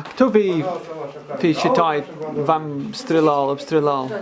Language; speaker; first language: Russian; non-native, learner; English